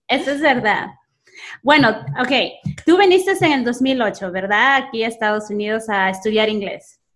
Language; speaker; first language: Spanish; early bilingual, other home language; English